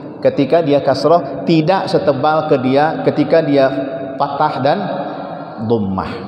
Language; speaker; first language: Malay; native; Malay